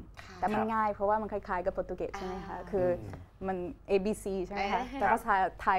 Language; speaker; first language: Thai; non-native, fluent; Portuguese